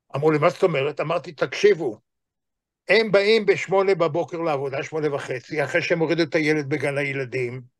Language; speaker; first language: Hebrew; native; Hebrew